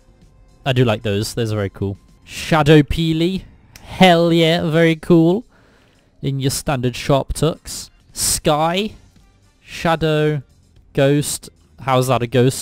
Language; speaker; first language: English; native; English